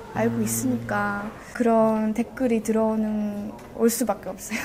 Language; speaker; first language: Korean; non-native, fluent; Estonian